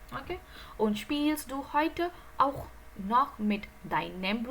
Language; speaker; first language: German; non-native, fluent; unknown